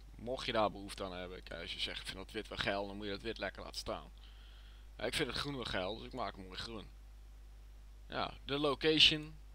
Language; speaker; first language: Dutch; native; Dutch